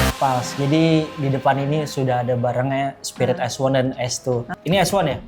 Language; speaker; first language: Indonesian; native; Indonesian